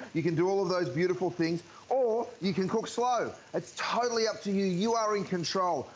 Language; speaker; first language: English; native; English